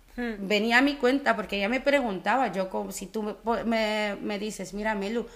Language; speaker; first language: Spanish; early bilingual, other home language; Dutch